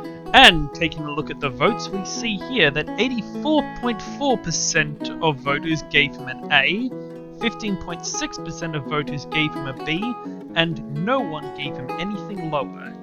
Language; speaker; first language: English; native; English